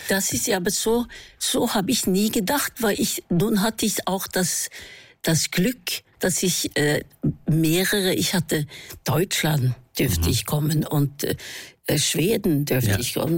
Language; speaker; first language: German; non-native, fluent; Norwegian